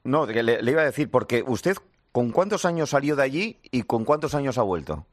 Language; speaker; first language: Spanish; native; Spanish